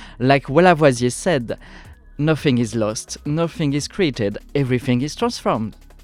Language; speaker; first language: English; non-native, fluent; French